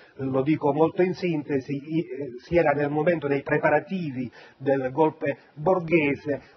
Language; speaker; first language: Italian; native; Italian